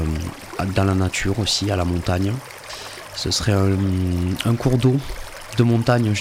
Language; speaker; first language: French; native; French